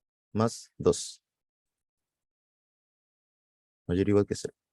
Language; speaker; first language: Spanish; native; Spanish